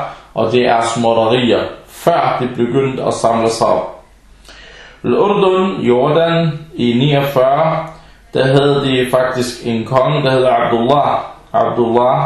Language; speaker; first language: Danish; early bilingual, other home language; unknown